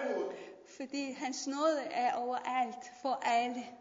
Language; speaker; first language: Danish; non-native, learner; Persian